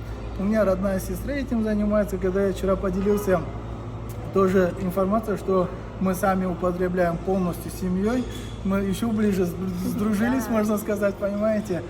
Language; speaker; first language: Russian; non-native, fluent; Turkish